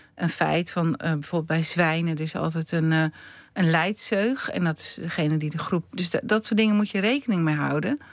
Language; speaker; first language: Dutch; native; Dutch